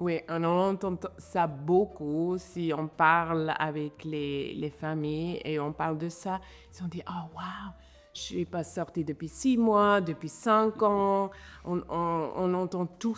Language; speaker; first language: French; non-native, fluent; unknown